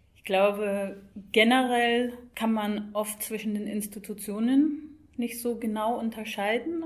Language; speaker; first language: German; non-native, fluent; English